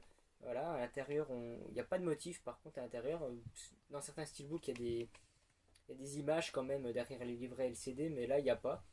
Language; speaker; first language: French; native; French